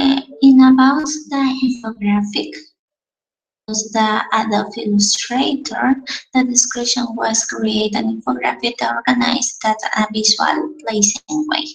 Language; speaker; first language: English; non-native, learner; Spanish